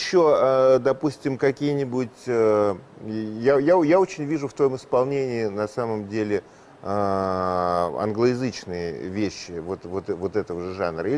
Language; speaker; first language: Russian; native; Russian